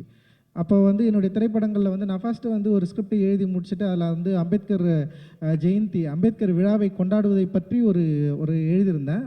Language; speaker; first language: Tamil; native; Tamil